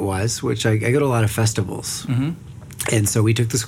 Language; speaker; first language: English; native; English